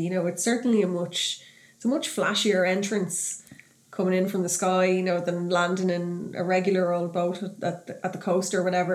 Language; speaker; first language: English; native; English